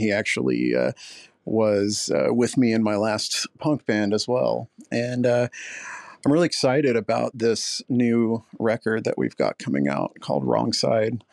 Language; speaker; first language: English; native; English